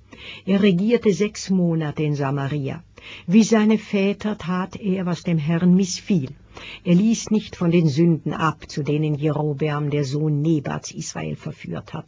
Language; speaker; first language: German; native; German